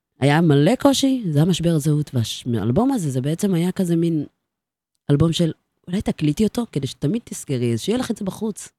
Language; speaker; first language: Hebrew; early bilingual, other home language; Amharic